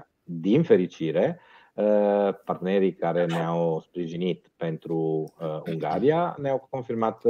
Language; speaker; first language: Romanian; non-native, fluent; Italian